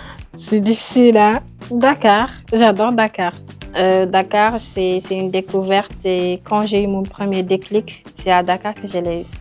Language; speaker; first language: French; non-native, local second language; Wolof